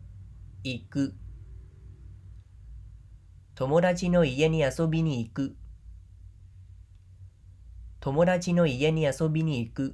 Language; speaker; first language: Japanese; non-native, fluent; Khmer